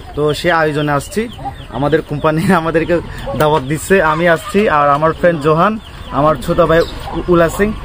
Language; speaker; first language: Bangla; non-native, local second language; Marma